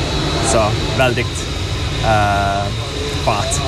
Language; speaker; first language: Swedish; non-native, learner; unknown